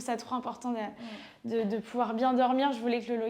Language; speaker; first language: French; native; French